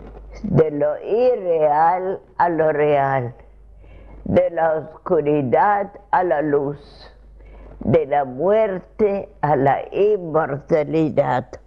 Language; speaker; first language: Spanish; non-native, fluent; Russian